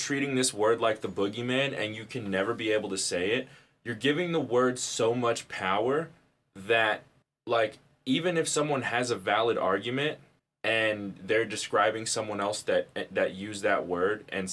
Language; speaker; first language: English; native; English